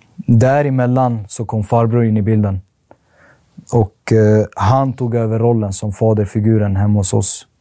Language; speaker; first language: Swedish; early bilingual, other home language; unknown